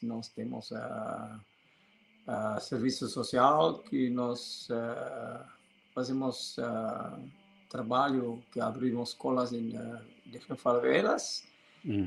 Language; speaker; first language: Portuguese; non-native, fluent; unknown